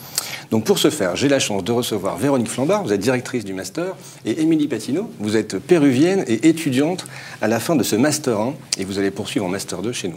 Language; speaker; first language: French; native; French